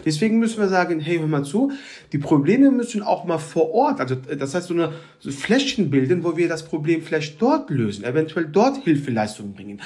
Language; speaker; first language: German; early bilingual, other home language; Turkish